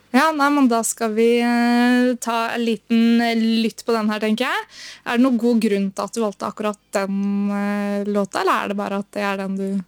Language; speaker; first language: Norwegian; native; Norwegian